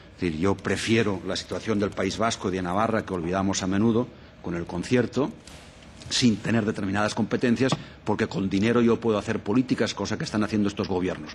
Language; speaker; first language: Spanish; native; Spanish